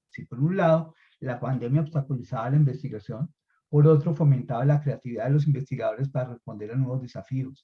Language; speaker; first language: Spanish; native; Spanish